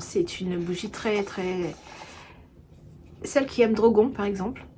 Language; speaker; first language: French; native; French